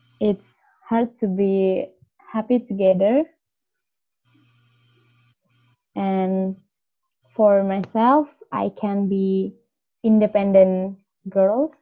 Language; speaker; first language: English; non-native, learner; Indonesian